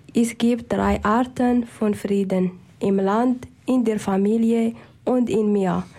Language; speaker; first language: German; non-native, learner; Arabic